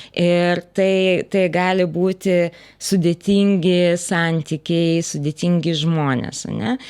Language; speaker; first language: Lithuanian; non-native, local second language; Russian